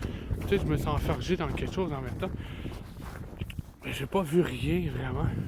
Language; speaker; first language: French; native; French